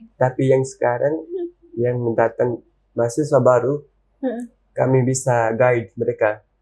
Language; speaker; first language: Indonesian; non-native, learner; Urdu